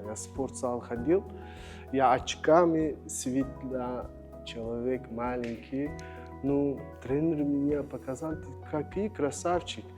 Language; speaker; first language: Russian; non-native, learner; Turkish